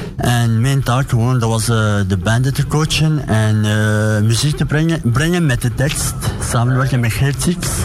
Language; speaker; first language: Dutch; non-native, learner; Arabic